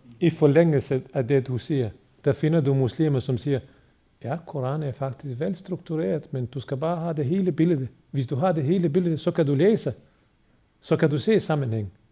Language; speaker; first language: Danish; non-native, fluent; Bosnian